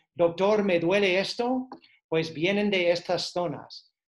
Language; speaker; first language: Spanish; non-native, fluent; English